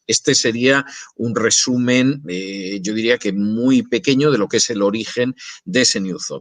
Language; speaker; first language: Spanish; native; Spanish